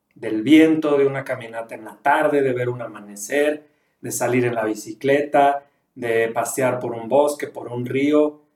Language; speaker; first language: Spanish; native; Spanish